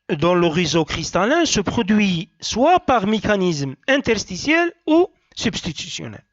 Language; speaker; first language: French; non-native, local second language; Arabic